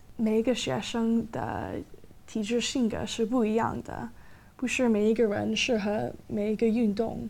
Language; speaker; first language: Chinese; non-native, fluent; English